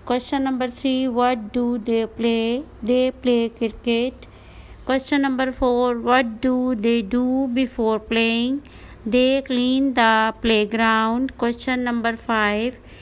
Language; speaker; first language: English; non-native, local second language; Urdu